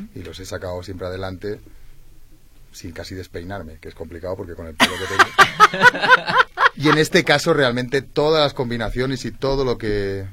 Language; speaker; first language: Spanish; native; Spanish